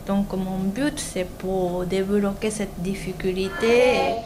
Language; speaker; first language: French; non-native, fluent; Japanese